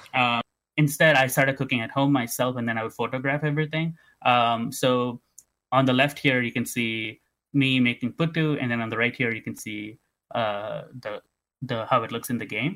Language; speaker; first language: English; non-native, local second language; Tamil